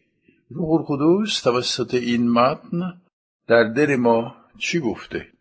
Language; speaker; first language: Persian; non-native, fluent; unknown